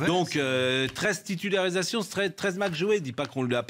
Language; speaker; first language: French; native; French